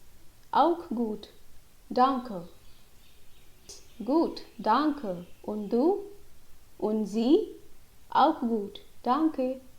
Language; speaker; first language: German; non-native, fluent; Hindi